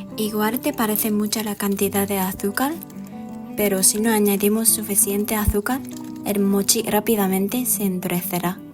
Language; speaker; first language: Spanish; non-native, fluent; Japanese